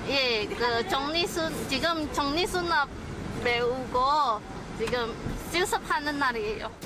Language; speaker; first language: Korean; non-native, fluent; Indonesian